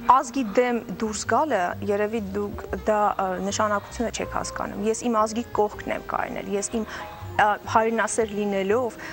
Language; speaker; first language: Armenian; early bilingual, heritage; Russian